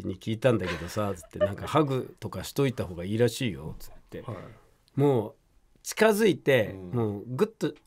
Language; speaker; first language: Japanese; native; Japanese